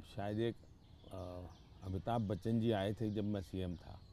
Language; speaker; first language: Hindi; non-native, local second language; Gujarati